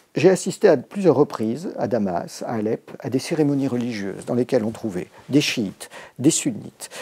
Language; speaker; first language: French; native; French